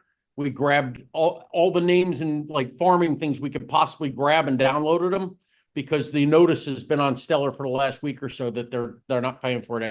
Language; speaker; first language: English; native; English